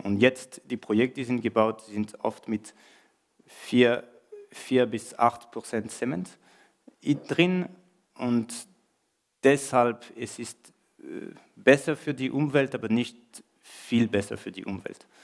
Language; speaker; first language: German; non-native, learner; French